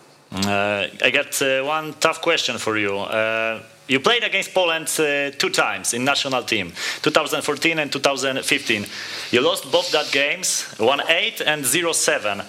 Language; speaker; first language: English; non-native, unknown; Polish